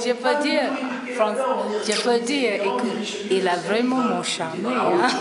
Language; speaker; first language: French; non-native, fluent; English